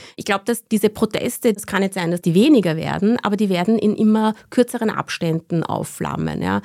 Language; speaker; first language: German; early bilingual, other home language; Persian